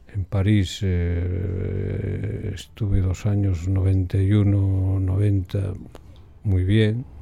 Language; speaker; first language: Spanish; native; Spanish